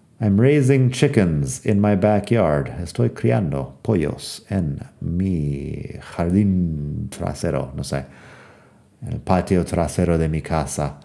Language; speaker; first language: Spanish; non-native, fluent; English